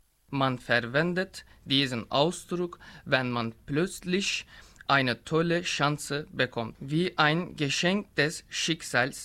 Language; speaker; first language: German; non-native, learner; Turkish